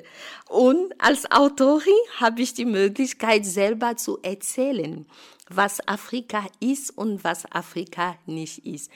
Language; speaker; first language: German; non-native, fluent; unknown